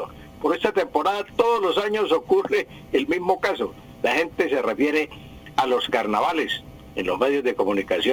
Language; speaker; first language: Spanish; native; Spanish